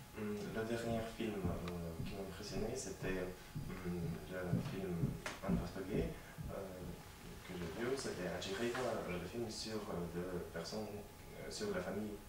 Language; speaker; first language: French; non-native, learner; Latvian